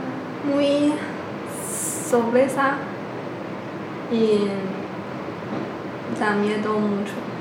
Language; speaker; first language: Spanish; non-native, learner; Chinese